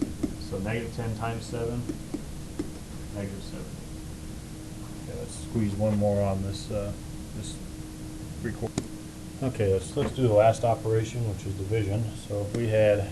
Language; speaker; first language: English; native; English